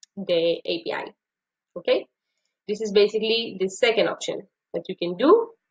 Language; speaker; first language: English; non-native, fluent; Hebrew